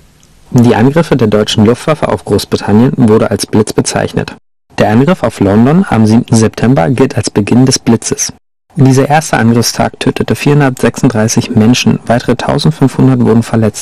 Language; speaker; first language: German; native; German